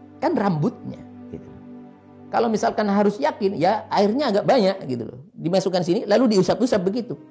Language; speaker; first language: Indonesian; non-native, local second language; Madurese